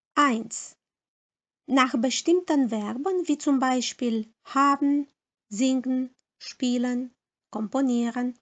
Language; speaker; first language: German; non-native, fluent; Romanian